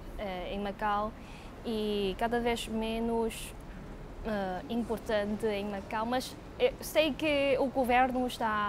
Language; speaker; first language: Portuguese; non-native, fluent; Cantonese